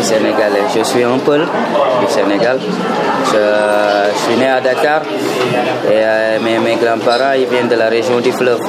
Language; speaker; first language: French; non-native, local second language; Fula